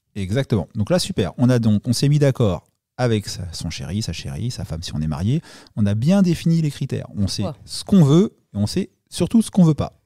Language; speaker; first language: French; native; French